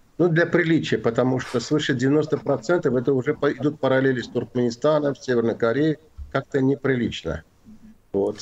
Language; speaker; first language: Russian; non-native, local second language; Azerbaijani